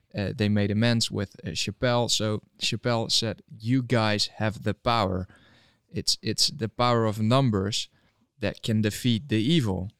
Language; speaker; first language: English; non-native, fluent; Dutch